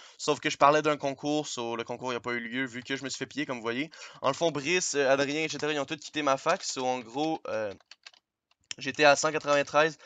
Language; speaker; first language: French; native; French